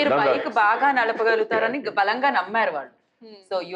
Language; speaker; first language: Telugu; native; Telugu